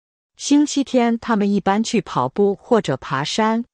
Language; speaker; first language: Chinese; non-native, learner; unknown